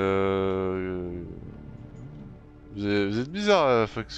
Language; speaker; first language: French; native; French